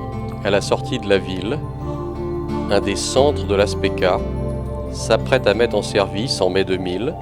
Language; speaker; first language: French; native; French